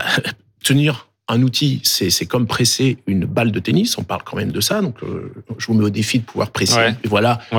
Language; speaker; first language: French; native; French